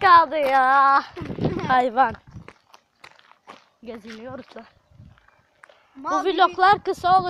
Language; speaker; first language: Turkish; native; Turkish